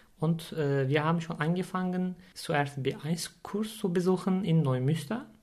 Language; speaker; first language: German; non-native, fluent; Turkish